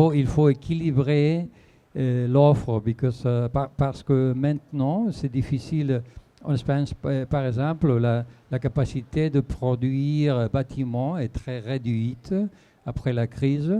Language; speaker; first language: French; non-native, fluent; Spanish